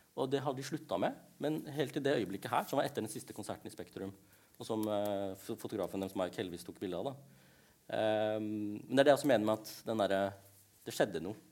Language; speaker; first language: Norwegian; early bilingual, other home language; Tamil